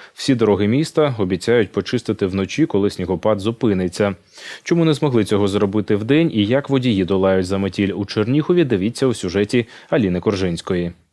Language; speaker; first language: Ukrainian; native; Ukrainian